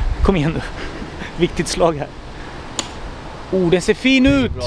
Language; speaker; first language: Swedish; native; Swedish